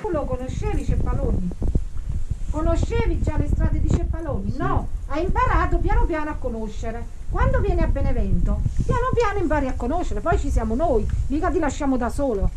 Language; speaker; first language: Italian; native; Italian